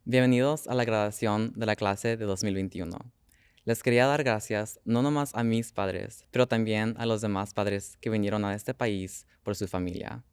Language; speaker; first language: Spanish; early bilingual, heritage; Spanish